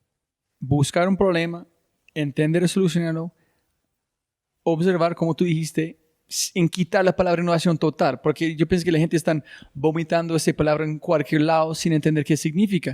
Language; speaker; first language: Spanish; non-native, fluent; English